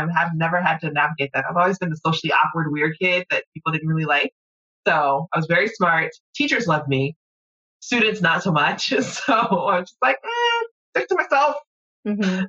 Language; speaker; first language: English; native; English